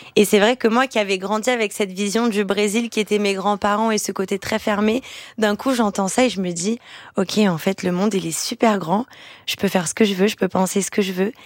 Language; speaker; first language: French; non-native, fluent; Portuguese